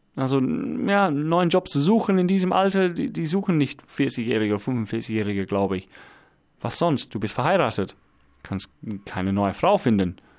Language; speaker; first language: German; non-native, fluent; English